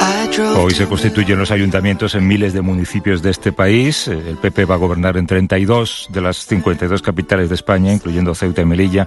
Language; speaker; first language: Spanish; native; Spanish